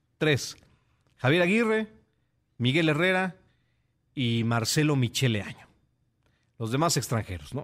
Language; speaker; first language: Spanish; native; Spanish